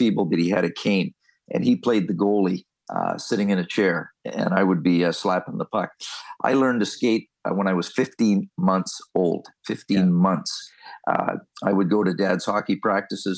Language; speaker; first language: English; native; English